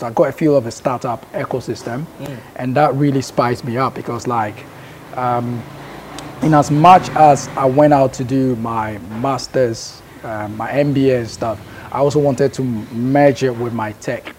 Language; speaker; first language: English; non-native, local second language; Akan